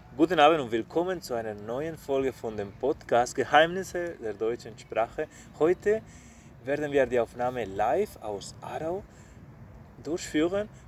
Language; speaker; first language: German; non-native, fluent; Spanish